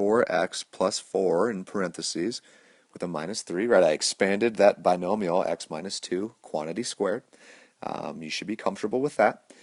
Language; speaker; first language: English; native; English